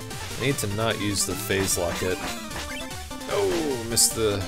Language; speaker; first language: English; native; English